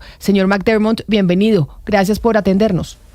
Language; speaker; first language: Spanish; native; Spanish